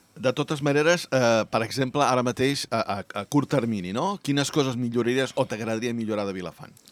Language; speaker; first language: Catalan; native; Catalan